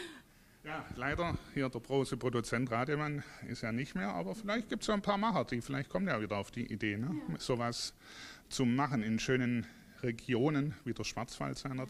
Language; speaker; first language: German; native; German